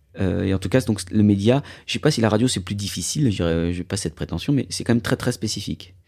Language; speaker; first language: French; native; French